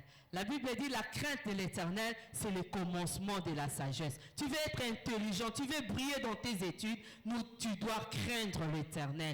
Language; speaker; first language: French; non-native, local second language; Lingala